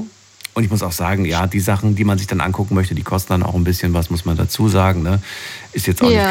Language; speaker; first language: German; native; German